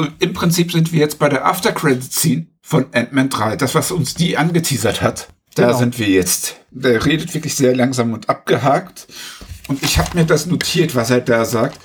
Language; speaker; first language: German; native; German